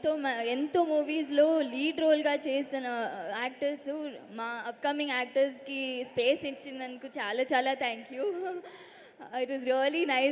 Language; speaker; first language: Telugu; non-native, local second language; Tamil